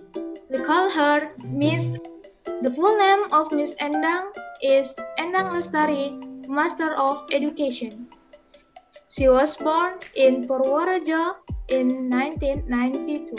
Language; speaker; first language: English; non-native, learner; Indonesian